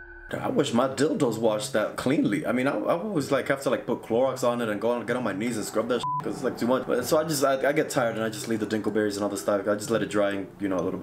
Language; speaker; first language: English; native; English